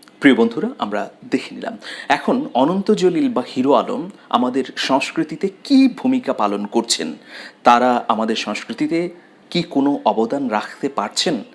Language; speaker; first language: Bangla; native; Bangla